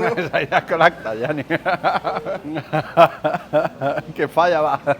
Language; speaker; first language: Arabic; non-native, learner; Spanish